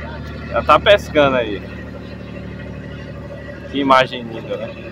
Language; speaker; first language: Portuguese; native; Portuguese